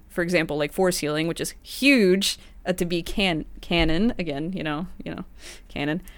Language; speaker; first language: English; early bilingual, other home language; Spanish